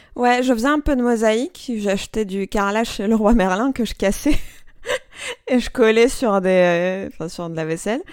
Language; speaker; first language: French; non-native, local second language; Arabic